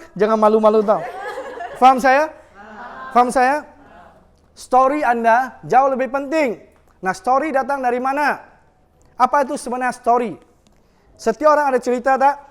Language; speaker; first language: Malay; non-native, local second language; Chinese